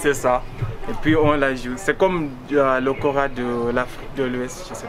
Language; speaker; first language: French; non-native, fluent; Luo (Kenya and Tanzania)